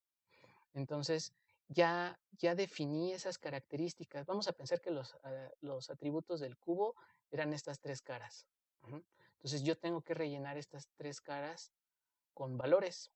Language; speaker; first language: Spanish; native; Spanish